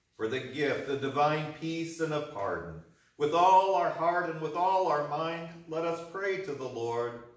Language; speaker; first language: English; native; English